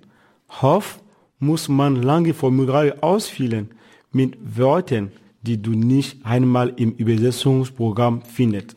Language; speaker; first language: German; non-native, fluent; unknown